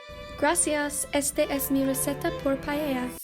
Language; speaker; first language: Spanish; non-native, learner; English